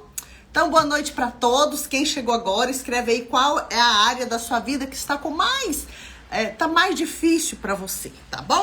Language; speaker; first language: Portuguese; native; Portuguese